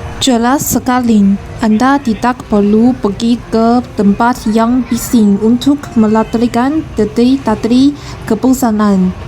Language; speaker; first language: Malay; non-native, learner; Chinese